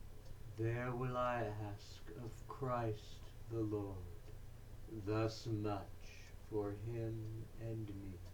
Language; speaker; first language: English; native; English